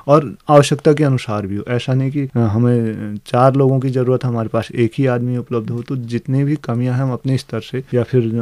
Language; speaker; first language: Hindi; native; Hindi